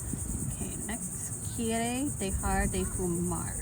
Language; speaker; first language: Spanish; non-native, learner; Lao